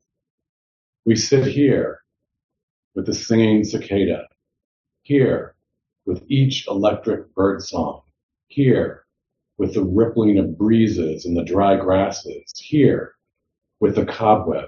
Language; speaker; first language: English; native; English